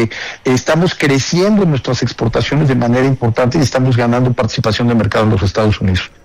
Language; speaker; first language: Spanish; native; Spanish